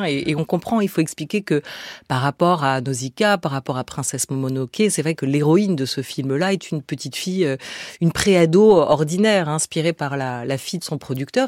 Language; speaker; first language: French; native; French